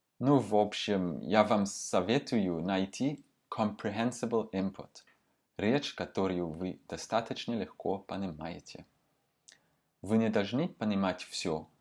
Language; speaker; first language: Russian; non-native, fluent; Swiss German